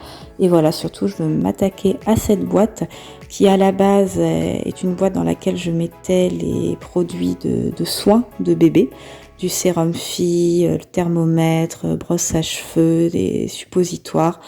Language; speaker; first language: French; native; French